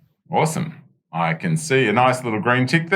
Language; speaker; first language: English; native; English